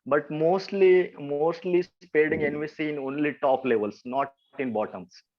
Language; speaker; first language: English; non-native, local second language; Marathi